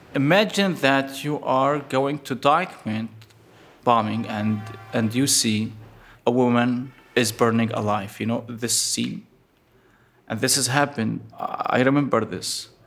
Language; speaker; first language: English; non-native, fluent; Arabic